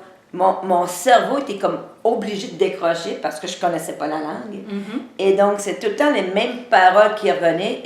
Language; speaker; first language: French; native; French